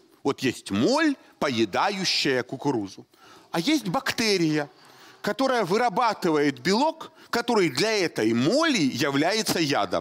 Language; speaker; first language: Russian; native; Russian